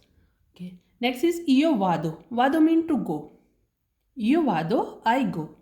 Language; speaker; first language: English; non-native, learner; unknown